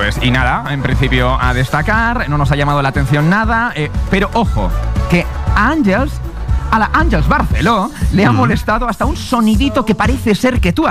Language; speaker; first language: Spanish; native; Spanish